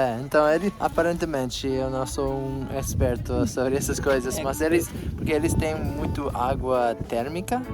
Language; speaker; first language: Portuguese; non-native, fluent; English